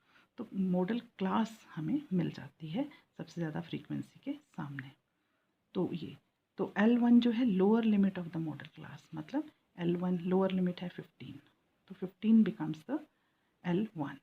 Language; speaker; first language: Hindi; native; Hindi